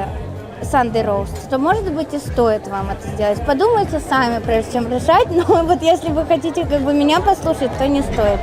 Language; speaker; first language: Russian; native; Russian